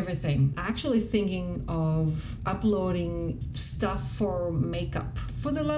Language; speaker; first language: English; non-native, fluent; Greek